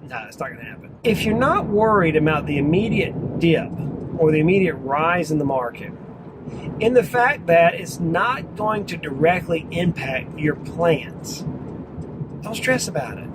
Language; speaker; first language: English; native; English